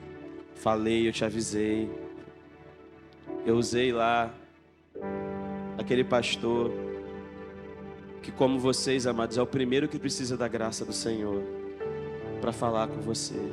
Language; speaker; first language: Portuguese; native; Portuguese